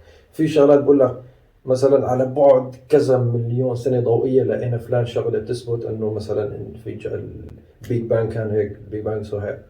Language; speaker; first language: Arabic; native; Arabic